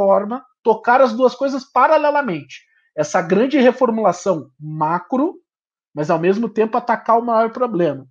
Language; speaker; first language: Portuguese; native; Portuguese